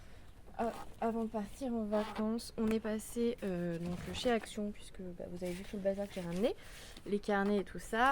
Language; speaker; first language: French; native; French